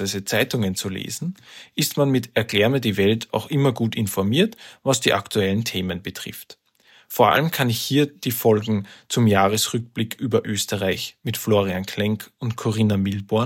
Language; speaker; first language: German; native; German